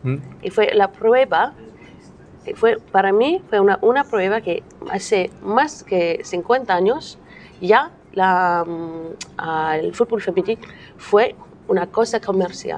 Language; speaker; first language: Spanish; non-native, learner; English